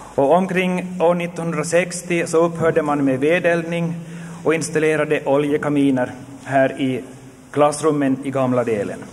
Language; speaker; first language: Swedish; native; Swedish